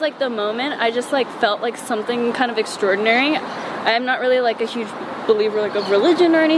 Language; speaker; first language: English; early bilingual, other home language; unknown